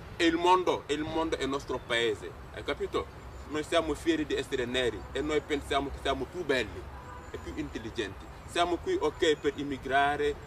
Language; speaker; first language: Italian; non-native, fluent; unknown